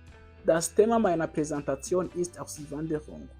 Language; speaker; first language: German; non-native, fluent; Kinyarwanda